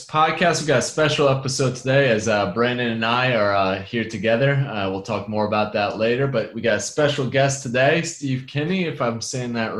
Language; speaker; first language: English; native; English